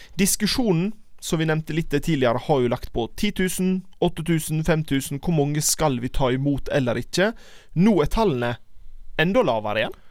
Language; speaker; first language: Norwegian; native; Norwegian